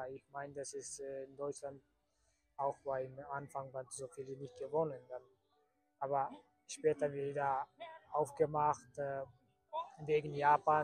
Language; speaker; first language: German; non-native, learner; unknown